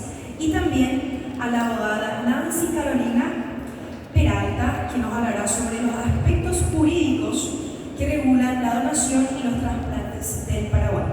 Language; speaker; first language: Spanish; non-native, fluent; Portuguese